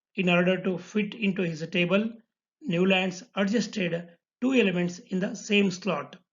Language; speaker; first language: English; non-native, local second language; Kannada